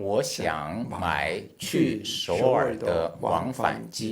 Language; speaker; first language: Chinese; non-native, learner; Korean